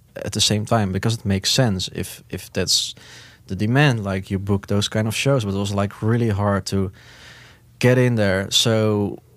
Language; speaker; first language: English; non-native, fluent; Dutch